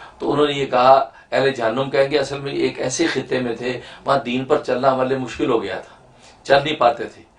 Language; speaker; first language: Urdu; native; Urdu